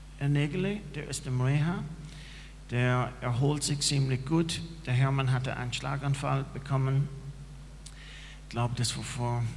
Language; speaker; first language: German; non-native, fluent; English